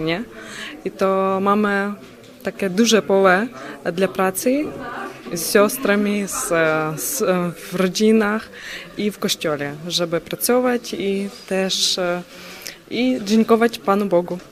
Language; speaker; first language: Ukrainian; non-native, learner; Polish